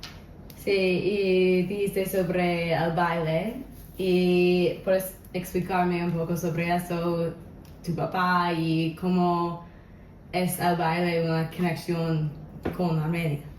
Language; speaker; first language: Spanish; non-native, local second language; English